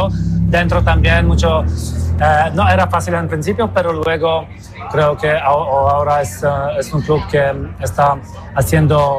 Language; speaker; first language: Spanish; non-native, fluent; Polish